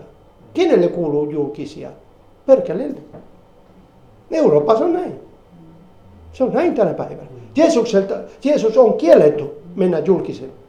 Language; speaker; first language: Finnish; non-native, fluent; Spanish